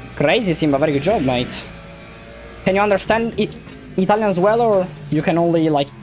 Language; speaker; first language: English; non-native, fluent; Italian